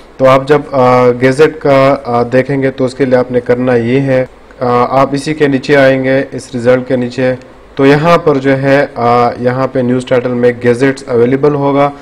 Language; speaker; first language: Urdu; native; Urdu